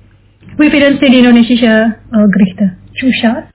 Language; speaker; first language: German; non-native, fluent; Indonesian